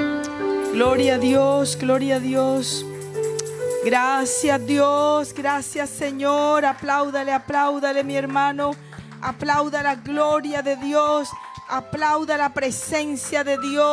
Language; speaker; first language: Spanish; native; Spanish